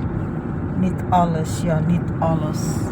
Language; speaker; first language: Dutch; non-native, learner; Filipino